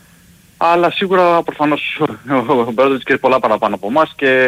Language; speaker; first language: Greek; native; Greek